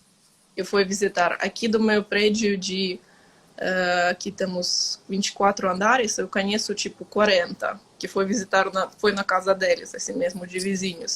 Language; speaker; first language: Portuguese; non-native, fluent; Ukrainian